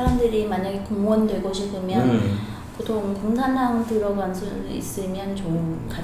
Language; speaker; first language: Korean; non-native, learner; Vietnamese